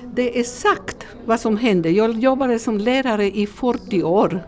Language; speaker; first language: Swedish; non-native, fluent; Spanish